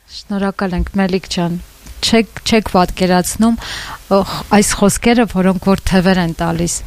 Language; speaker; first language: Armenian; native; Armenian